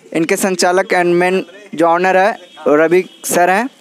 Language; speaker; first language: Hindi; native; Hindi